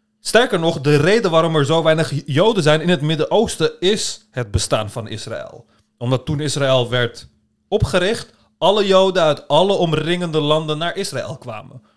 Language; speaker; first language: Dutch; early bilingual, other home language; Turkish